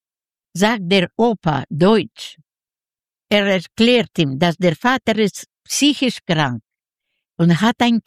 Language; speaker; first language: German; non-native, fluent; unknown